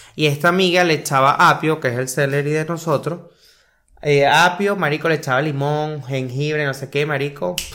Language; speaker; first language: Spanish; native; Spanish